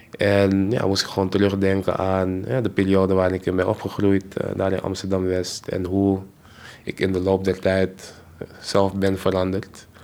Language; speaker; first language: Dutch; native; Dutch